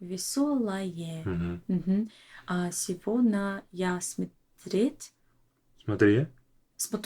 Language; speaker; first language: Russian; non-native, learner; English